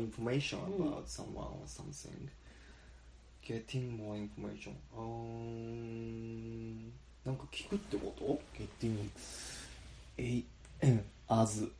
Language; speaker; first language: English; non-native, learner; Japanese